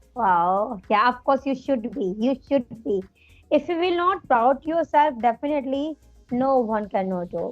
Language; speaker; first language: English; non-native, learner; Hindi